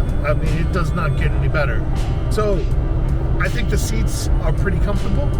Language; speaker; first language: English; native; English